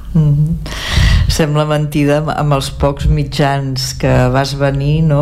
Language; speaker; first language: Catalan; native; Catalan